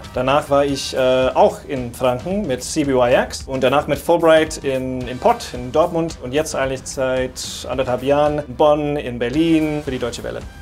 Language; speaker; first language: German; non-native, fluent; English